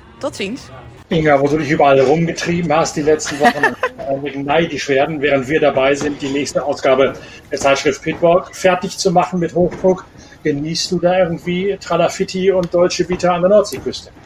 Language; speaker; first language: German; native; German